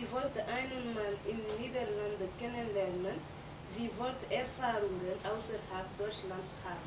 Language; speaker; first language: German; non-native, learner; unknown